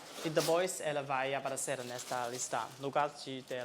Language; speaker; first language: Portuguese; non-native, fluent; Chinese